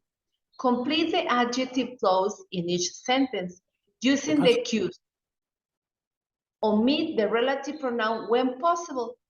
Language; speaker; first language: English; non-native, fluent; Spanish